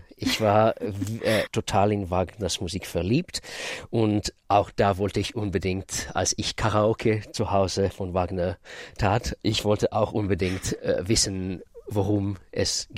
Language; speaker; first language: German; non-native, fluent; Russian